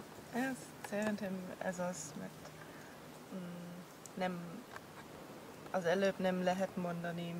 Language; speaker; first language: Hungarian; non-native, learner; German